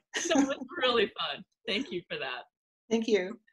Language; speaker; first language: English; native; English